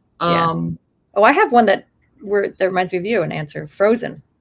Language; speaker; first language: English; native; English